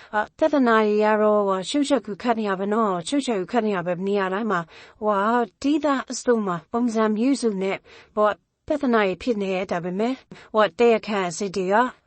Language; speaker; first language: Burmese; native; Burmese